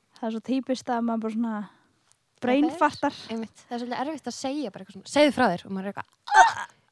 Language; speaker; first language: Icelandic; early bilingual, other home language; Filipino